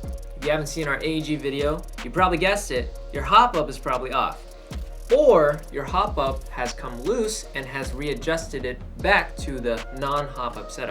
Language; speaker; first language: English; native; English